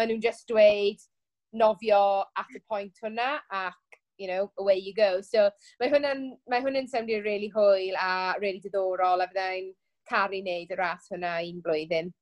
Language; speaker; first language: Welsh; non-native, local second language; English